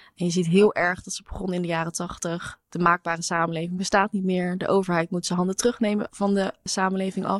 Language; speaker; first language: Dutch; native; Dutch